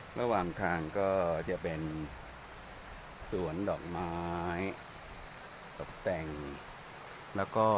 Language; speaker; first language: Thai; native; Thai